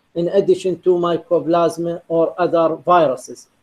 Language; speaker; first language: English; non-native, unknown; Arabic